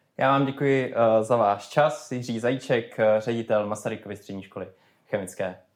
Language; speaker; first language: Czech; native; Czech